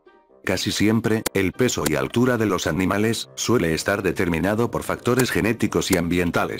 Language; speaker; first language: Spanish; native; Spanish